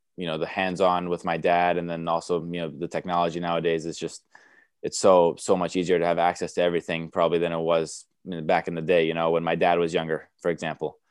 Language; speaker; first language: English; early bilingual, other home language; Romanian